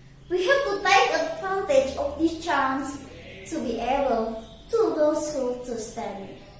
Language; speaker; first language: English; non-native, learner; Indonesian